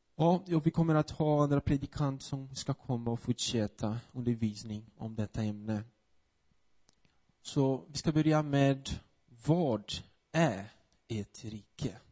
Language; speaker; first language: Swedish; non-native, fluent; Portuguese